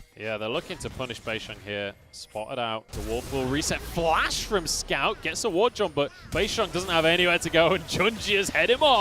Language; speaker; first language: English; native; English